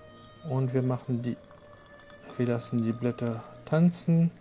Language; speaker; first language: German; non-native, local second language; French